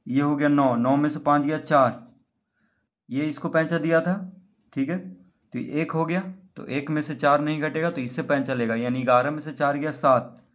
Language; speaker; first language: Hindi; native; Hindi